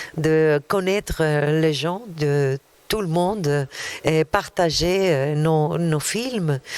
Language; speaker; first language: French; non-native, fluent; Arabic